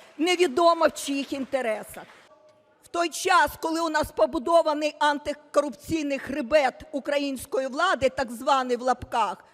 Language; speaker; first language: Ukrainian; non-native, local second language; Russian